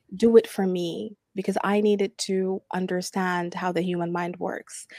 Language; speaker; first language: English; non-native, fluent; Arabic